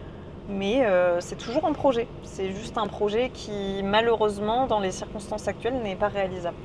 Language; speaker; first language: French; native; French